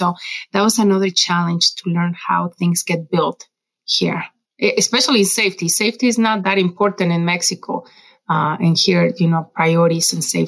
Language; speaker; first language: English; non-native, fluent; Spanish